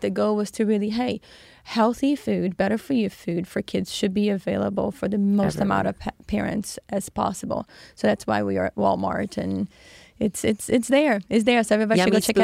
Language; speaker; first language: English; non-native, fluent; Portuguese